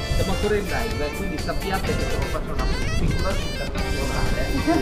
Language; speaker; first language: Italian; native; Italian